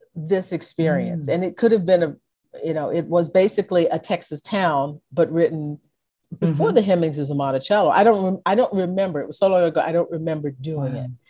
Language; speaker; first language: English; native; English